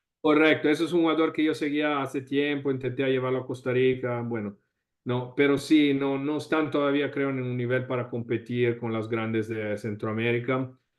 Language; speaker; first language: Spanish; non-native, fluent; Italian